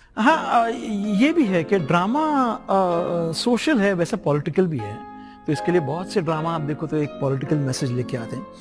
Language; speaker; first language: Hindi; non-native, local second language; Marathi